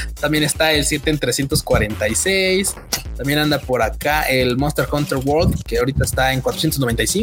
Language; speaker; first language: Spanish; native; Spanish